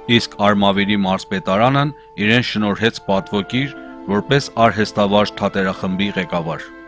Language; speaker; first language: Armenian; early bilingual, heritage; Armenian